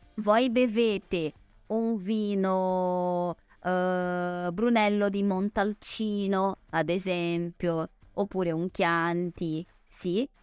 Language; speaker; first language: Italian; non-native, fluent; Portuguese